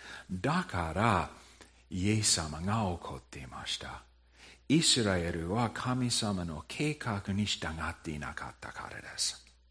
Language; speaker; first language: Japanese; non-native, fluent; English